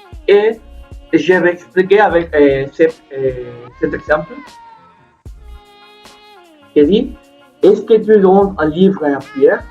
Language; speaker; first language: French; non-native, learner; Spanish